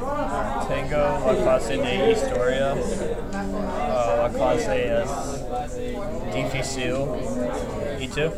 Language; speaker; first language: Spanish; non-native, learner; English